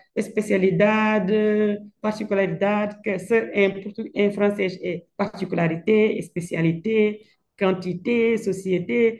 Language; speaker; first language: Portuguese; non-native, fluent; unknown